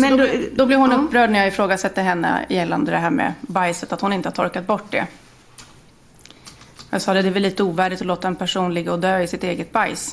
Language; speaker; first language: Swedish; native; Swedish